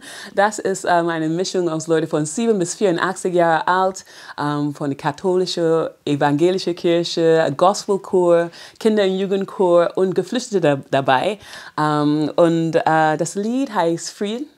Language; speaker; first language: German; non-native, fluent; English